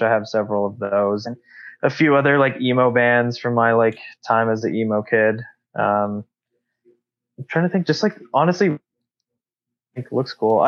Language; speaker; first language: English; native; English